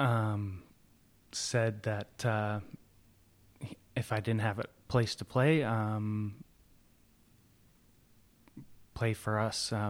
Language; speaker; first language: English; native; English